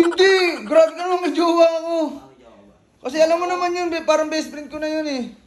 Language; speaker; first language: Filipino; native; Filipino